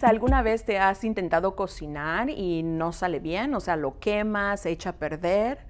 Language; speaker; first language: Spanish; native; Spanish